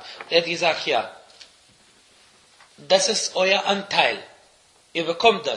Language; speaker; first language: German; non-native, fluent; Arabic